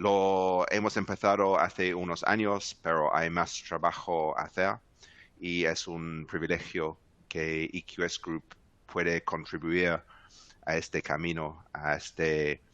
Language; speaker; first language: Spanish; non-native, fluent; English